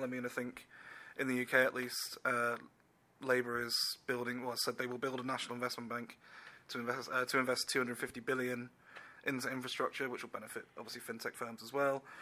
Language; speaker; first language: English; native; English